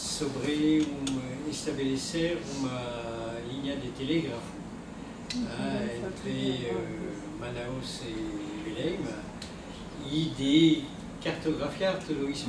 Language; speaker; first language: Portuguese; non-native, learner; French